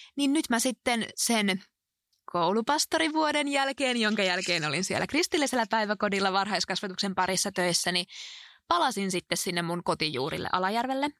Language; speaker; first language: Finnish; native; Finnish